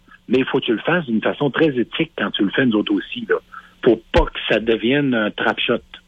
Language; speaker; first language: French; native; French